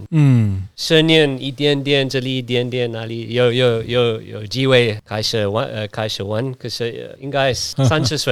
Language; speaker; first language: Chinese; non-native, learner; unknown